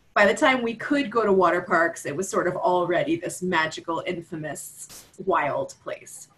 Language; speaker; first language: English; native; English